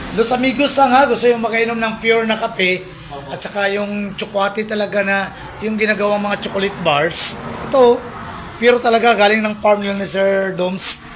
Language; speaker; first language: Filipino; non-native, local second language; Hiligaynon